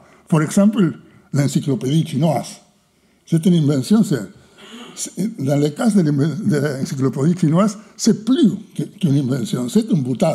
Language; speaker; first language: French; non-native, fluent; Spanish